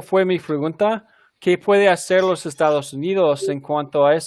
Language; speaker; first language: Spanish; non-native, fluent; English